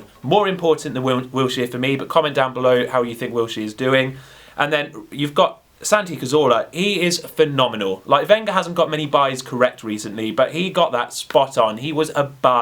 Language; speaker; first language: English; native; English